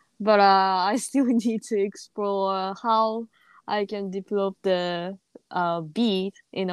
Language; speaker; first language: English; non-native, learner; Japanese